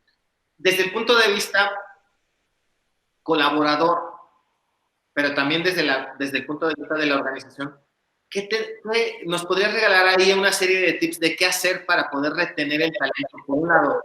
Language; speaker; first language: Spanish; native; Spanish